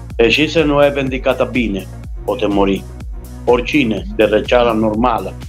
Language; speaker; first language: Romanian; non-native, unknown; Italian